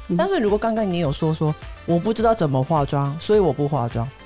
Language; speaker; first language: Chinese; non-native, fluent; Korean